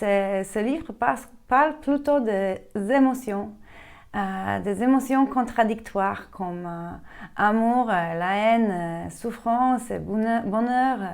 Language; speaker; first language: French; non-native, fluent; Polish